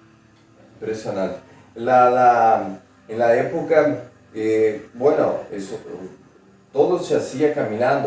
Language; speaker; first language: Spanish; non-native, fluent; Portuguese